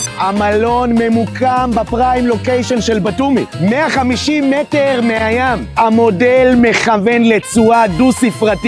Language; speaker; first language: Hebrew; native; Hebrew